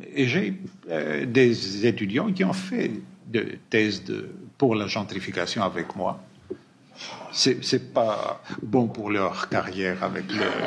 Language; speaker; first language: French; non-native, fluent; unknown